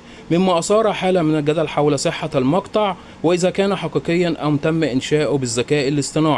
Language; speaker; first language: Arabic; native; Arabic